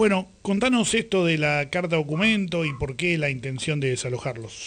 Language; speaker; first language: Spanish; native; Spanish